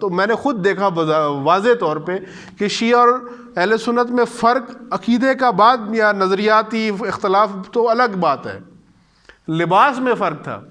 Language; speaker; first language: Urdu; non-native, local second language; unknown